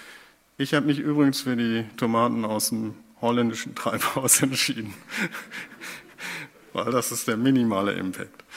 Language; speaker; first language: German; native; German